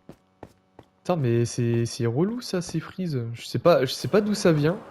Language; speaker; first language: French; native; French